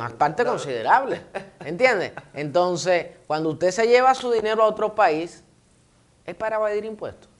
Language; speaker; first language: Spanish; native; Spanish